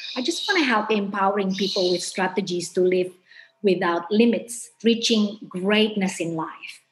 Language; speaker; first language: English; non-native, fluent; Indonesian